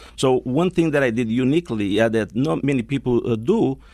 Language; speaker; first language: English; non-native, fluent; Portuguese